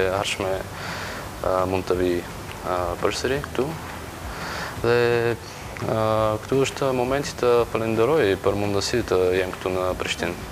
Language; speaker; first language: Albanian; non-native, learner; Bulgarian